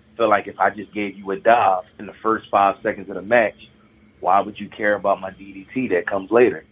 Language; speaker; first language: English; native; English